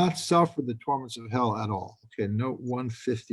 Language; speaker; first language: English; native; English